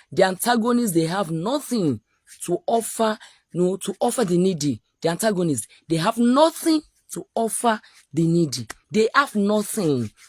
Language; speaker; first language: English; non-native, local second language; Yoruba